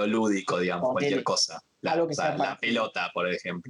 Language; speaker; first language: Spanish; native; Spanish